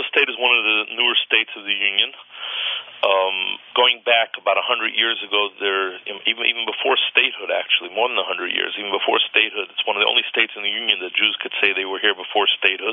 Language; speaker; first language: English; native; English